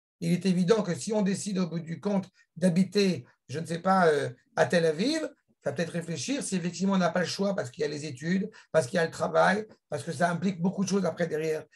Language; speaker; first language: French; native; French